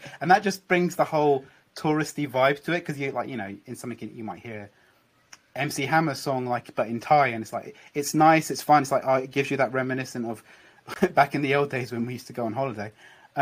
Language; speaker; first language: English; native; English